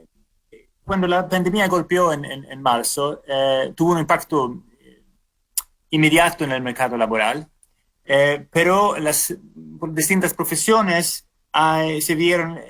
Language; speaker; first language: Spanish; non-native, fluent; Swedish